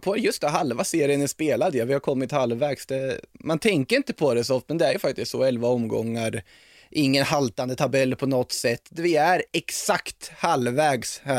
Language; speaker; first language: Swedish; native; Swedish